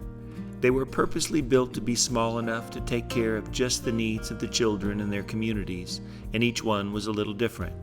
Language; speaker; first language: English; native; English